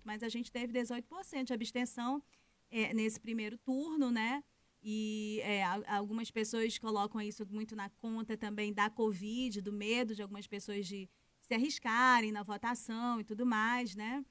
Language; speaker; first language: Portuguese; native; Portuguese